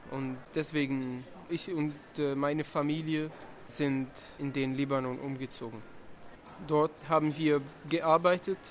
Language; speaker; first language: German; non-native, learner; Arabic